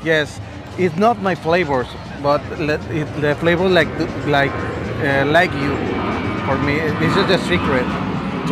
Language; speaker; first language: English; non-native, learner; Spanish